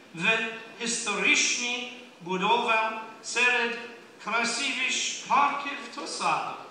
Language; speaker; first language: Ukrainian; non-native, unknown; English